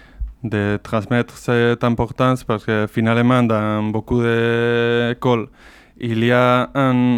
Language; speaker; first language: French; non-native, learner; Basque